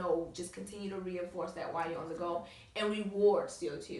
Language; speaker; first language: English; native; English